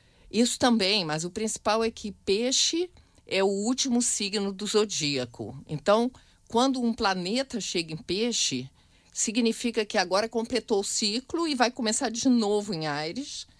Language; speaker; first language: Portuguese; native; Portuguese